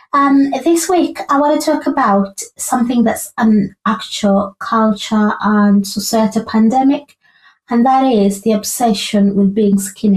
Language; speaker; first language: English; non-native, local second language; Ganda